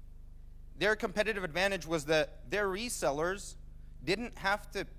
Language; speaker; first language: English; non-native, fluent; Finnish